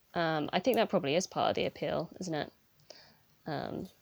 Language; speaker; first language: English; native; English